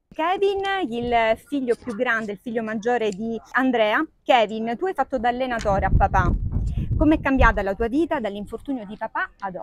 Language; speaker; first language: Italian; native; Italian